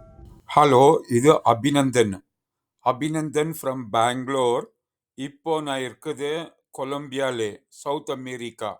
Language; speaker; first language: Tamil; non-native, learner; Kannada